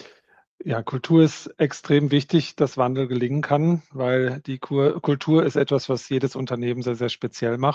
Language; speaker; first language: German; native; German